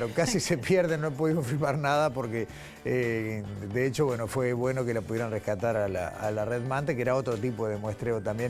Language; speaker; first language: Spanish; native; Spanish